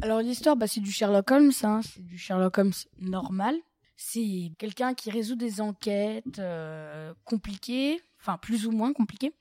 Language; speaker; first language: French; native; French